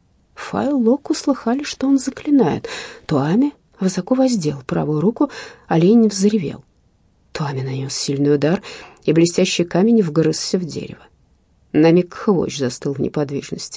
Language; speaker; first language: Russian; native; Russian